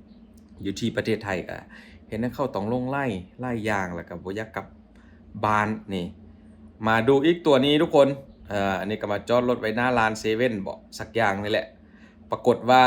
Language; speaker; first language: Thai; non-native, local second language; Lao